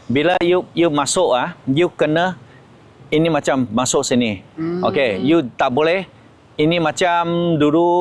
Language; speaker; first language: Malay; non-native, local second language; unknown